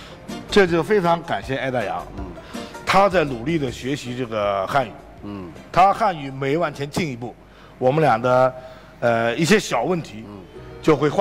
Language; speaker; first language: Chinese; native; Chinese